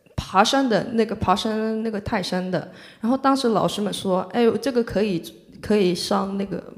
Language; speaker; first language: Chinese; non-native, fluent; Korean